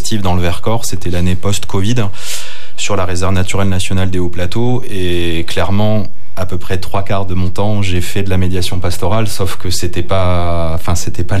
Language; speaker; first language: French; native; French